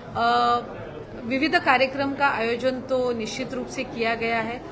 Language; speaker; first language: Hindi; non-native, local second language; Marathi